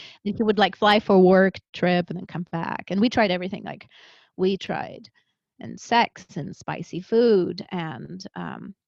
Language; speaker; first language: English; early bilingual, other home language; Russian